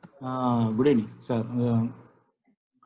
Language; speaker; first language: English; non-native, learner; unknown